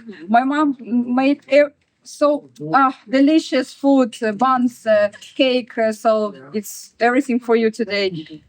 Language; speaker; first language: English; non-native, learner; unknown